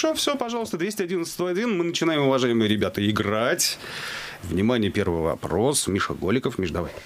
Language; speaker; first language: Russian; native; Russian